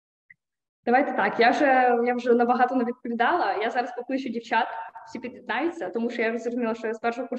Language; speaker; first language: Ukrainian; native; Ukrainian